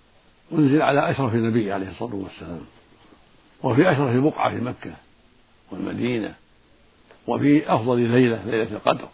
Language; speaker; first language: Arabic; native; Arabic